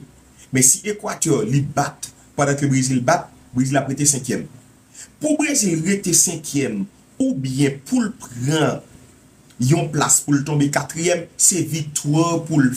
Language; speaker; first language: French; non-native, local second language; Haitian Creole